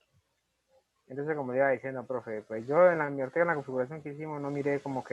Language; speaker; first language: Spanish; native; Spanish